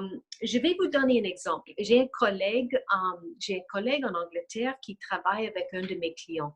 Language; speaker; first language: French; non-native, fluent; English